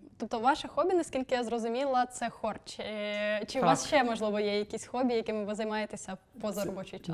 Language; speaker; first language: Ukrainian; native; Ukrainian